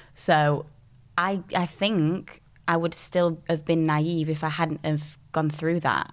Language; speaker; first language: English; native; English